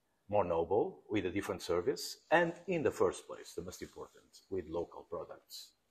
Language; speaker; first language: English; non-native, fluent; Portuguese